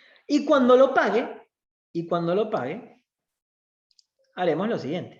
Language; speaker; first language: Spanish; native; Spanish